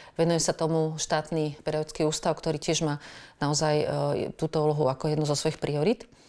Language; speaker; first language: Slovak; native; Slovak